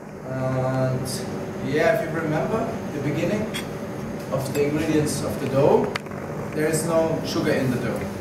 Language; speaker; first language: English; non-native, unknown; German